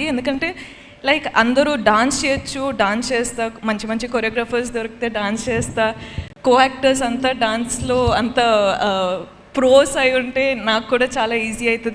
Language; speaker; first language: Telugu; non-native, local second language; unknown